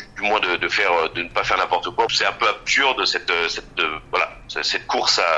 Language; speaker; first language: French; native; French